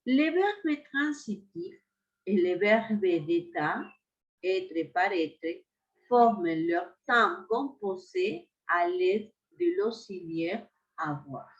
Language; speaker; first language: French; non-native, fluent; Spanish